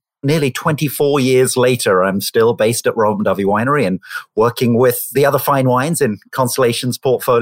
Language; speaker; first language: English; native; English